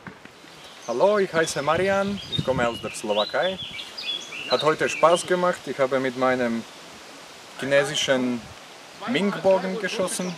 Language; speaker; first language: German; non-native, learner; Slovak